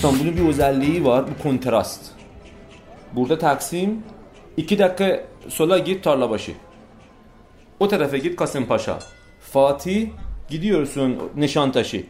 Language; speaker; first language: Turkish; non-native, fluent; Persian